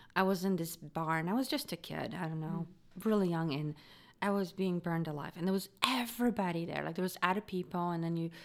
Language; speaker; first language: English; non-native, fluent; Polish